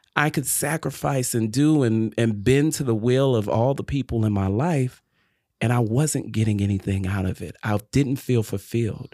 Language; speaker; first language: English; native; English